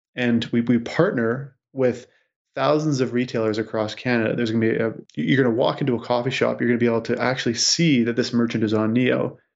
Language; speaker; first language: English; native; English